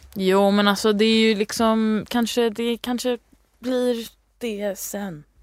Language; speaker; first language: Swedish; early bilingual, heritage; Swedish